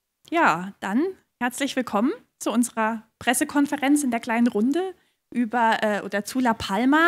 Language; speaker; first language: German; native; German